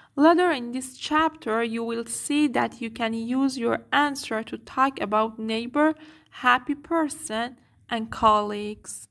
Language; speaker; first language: English; non-native, fluent; Persian